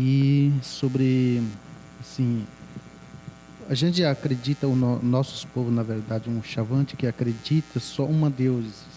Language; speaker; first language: Portuguese; non-native, local second language; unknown